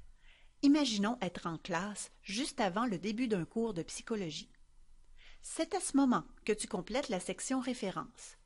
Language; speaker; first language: French; native; French